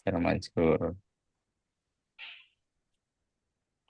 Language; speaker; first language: Arabic; non-native, learner; Indonesian